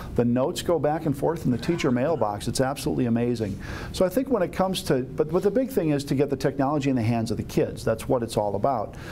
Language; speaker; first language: English; native; English